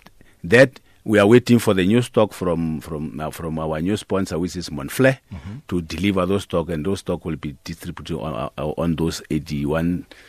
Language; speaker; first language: English; non-native, local second language; Northern Sotho